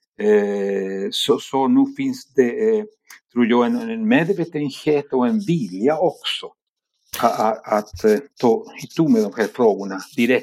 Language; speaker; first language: Swedish; non-native, fluent; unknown